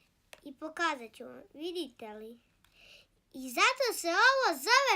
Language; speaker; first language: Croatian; early bilingual, heritage; Croatian